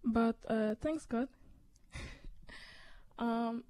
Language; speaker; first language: English; native; English